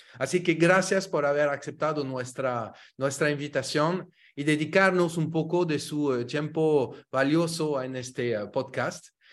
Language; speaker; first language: Spanish; non-native, fluent; French